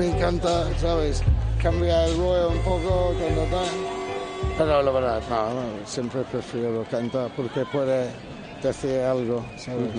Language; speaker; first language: Spanish; non-native, fluent; English